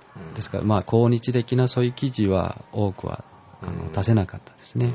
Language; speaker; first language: Japanese; non-native, fluent; Korean